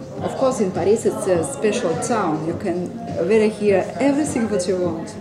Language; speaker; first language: English; non-native, learner; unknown